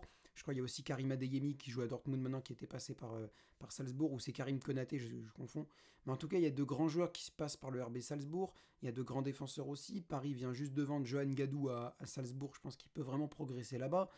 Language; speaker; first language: French; native; French